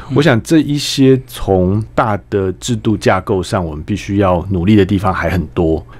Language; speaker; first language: Chinese; native; Chinese